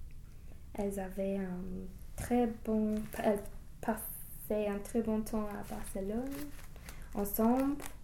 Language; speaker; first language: French; non-native, learner; English